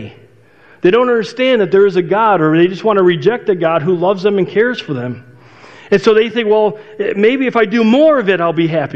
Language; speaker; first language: English; native; English